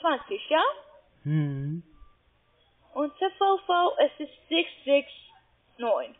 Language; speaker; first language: German; non-native, learner; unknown